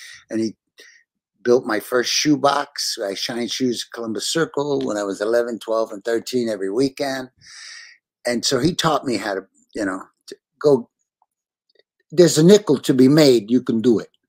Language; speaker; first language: English; early bilingual, other home language; Spanish